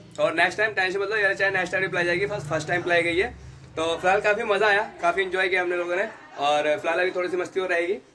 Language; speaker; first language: Hindi; native; Hindi